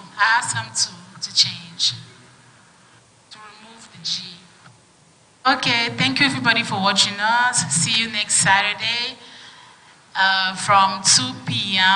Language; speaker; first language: English; non-native, fluent; French